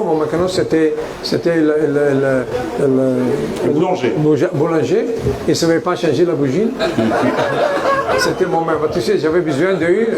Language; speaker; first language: French; non-native, fluent; Italian